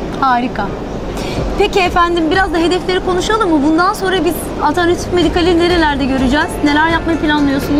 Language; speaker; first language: Turkish; native; Turkish